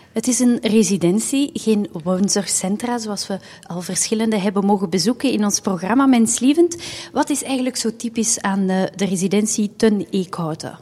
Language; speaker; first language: Dutch; native; Dutch